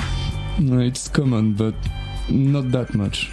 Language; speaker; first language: English; non-native, learner; French